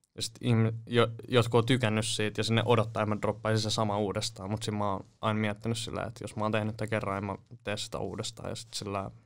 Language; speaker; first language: Finnish; native; Finnish